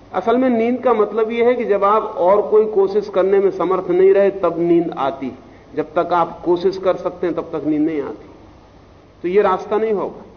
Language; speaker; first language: Hindi; native; Hindi